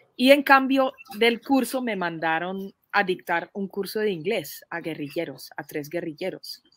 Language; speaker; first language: Spanish; non-native, fluent; Dutch